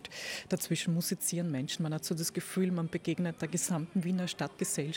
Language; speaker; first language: German; native; German